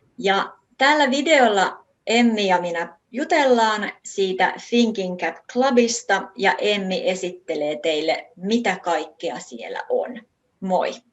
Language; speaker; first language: Finnish; native; Finnish